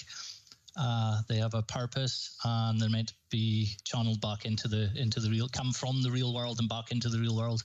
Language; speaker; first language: English; native; English